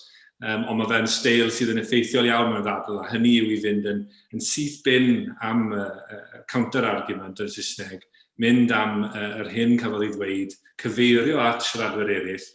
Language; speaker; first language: Welsh; native; Welsh